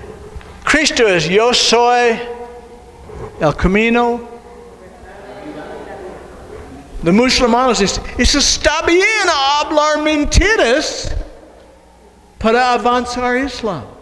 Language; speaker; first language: Spanish; non-native, learner; English